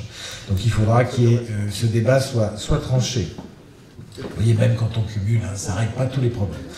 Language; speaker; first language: French; native; French